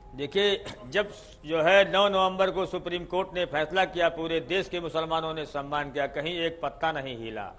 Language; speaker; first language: Hindi; native; Hindi